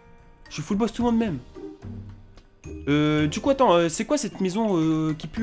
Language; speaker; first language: French; native; French